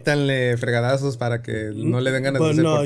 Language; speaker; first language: Spanish; early bilingual, heritage; Spanish